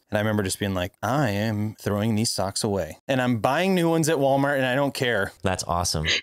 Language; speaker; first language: English; native; English